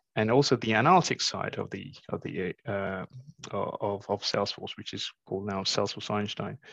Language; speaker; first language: English; non-native, fluent; Morisyen